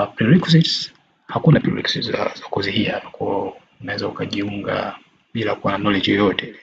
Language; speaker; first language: Swahili; native; Swahili